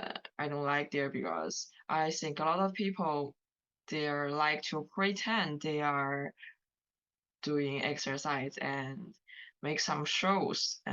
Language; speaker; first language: English; non-native, learner; Chinese